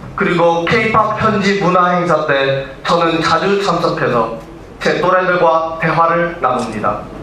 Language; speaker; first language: Korean; early bilingual, heritage; Korean